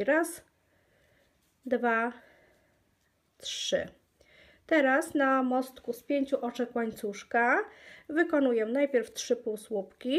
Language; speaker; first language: Polish; native; Polish